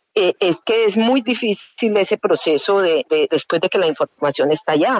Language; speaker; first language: Spanish; native; Spanish